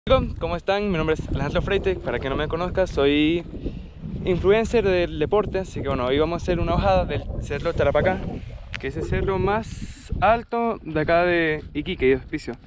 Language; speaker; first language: Spanish; native; Spanish